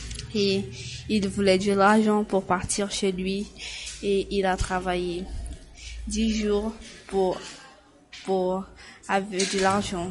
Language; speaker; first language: French; non-native, learner; Portuguese